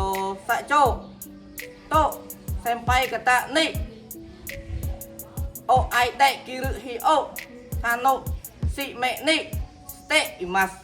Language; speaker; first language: Japanese; non-native, learner; Khmer